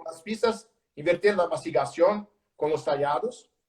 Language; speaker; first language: Spanish; non-native, learner; Portuguese